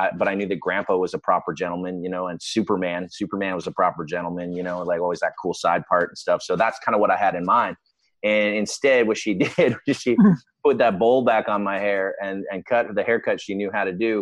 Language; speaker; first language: English; native; English